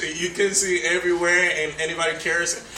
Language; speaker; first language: English; non-native, fluent; Spanish